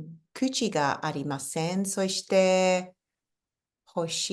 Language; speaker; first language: Japanese; non-native, fluent; English